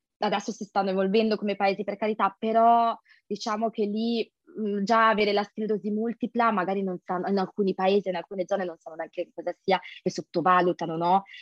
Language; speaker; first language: Italian; early bilingual, other home language; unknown